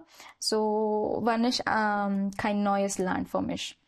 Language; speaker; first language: German; non-native, learner; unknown